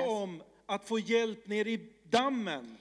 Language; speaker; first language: Swedish; early bilingual, other home language; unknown